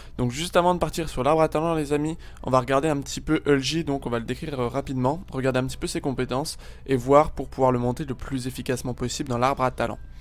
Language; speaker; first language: French; native; French